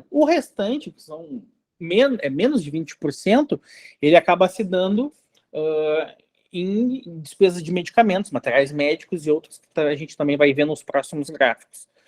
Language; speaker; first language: Portuguese; native; Portuguese